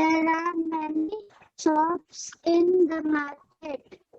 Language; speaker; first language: English; non-native, learner; Hindi